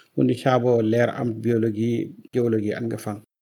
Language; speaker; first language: German; non-native, fluent; Wolof